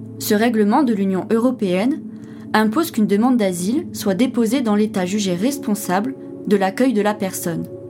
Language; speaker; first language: French; native; French